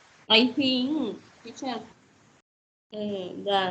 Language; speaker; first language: English; non-native, learner; Spanish